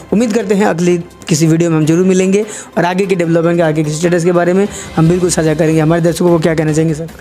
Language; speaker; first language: Hindi; native; Hindi